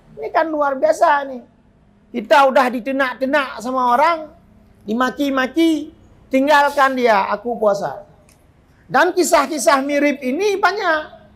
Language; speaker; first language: Malay; non-native, local second language; Achinese